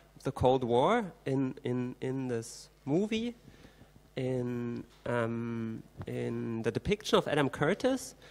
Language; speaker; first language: English; non-native, fluent; German